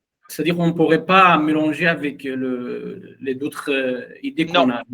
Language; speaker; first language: French; non-native, learner; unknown